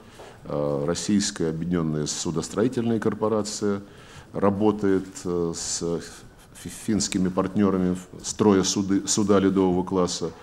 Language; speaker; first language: Russian; native; Russian